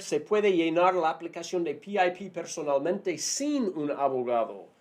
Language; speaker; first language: Spanish; non-native, fluent; English